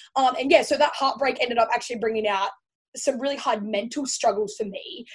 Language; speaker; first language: English; native; English